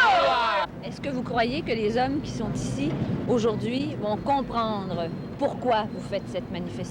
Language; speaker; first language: French; native; French